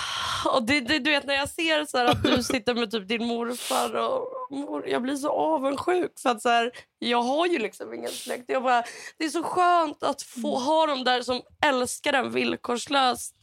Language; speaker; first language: Swedish; native; Swedish